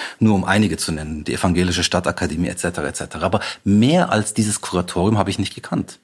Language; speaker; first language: German; native; German